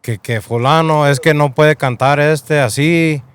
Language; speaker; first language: Spanish; early bilingual, heritage; Spanish